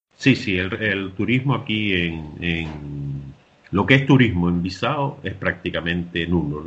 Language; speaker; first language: Spanish; native; Spanish